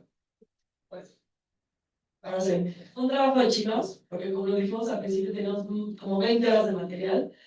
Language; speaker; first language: Spanish; native; Spanish